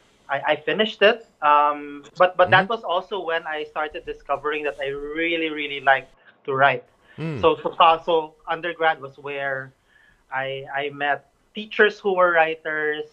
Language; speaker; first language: English; non-native, local second language; Cebuano